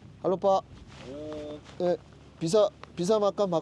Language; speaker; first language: Indonesian; non-native, learner; Korean